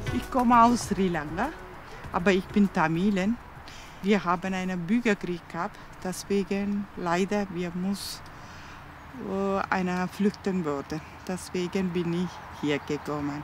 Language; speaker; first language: German; non-native, learner; Tamil